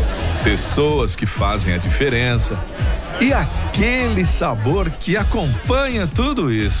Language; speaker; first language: Portuguese; native; Portuguese